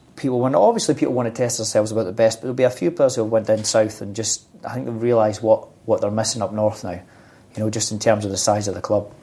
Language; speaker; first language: English; native; English